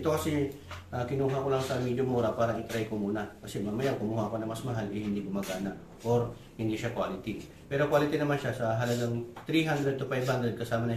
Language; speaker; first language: Filipino; native; Filipino